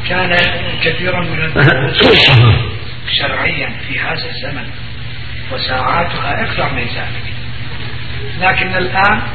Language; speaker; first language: Arabic; non-native, fluent; Turkish